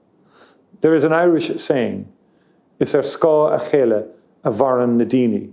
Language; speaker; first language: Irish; non-native, local second language; English